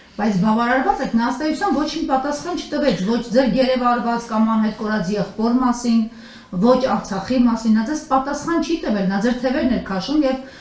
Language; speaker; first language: Armenian; native; Armenian